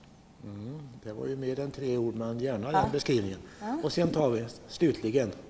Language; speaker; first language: Swedish; native; Swedish